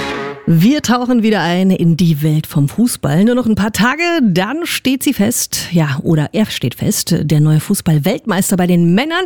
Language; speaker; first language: German; native; German